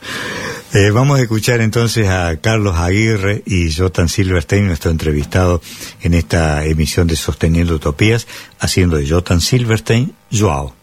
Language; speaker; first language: Spanish; native; Spanish